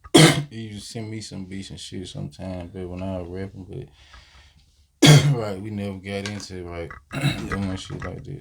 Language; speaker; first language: English; native; English